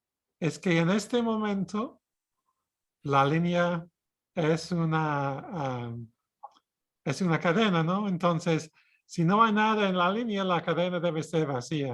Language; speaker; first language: Spanish; non-native, fluent; English